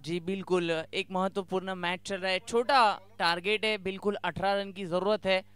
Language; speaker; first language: Hindi; non-native, local second language; Marathi